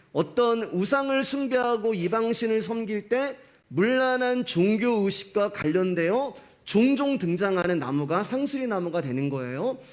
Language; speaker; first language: Korean; native; Korean